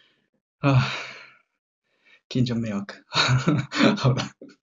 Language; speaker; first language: Chinese; non-native, learner; Japanese